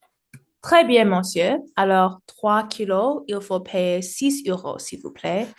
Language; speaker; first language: French; non-native, learner; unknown